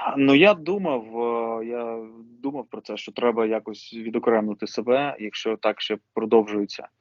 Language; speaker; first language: Ukrainian; non-native, local second language; Russian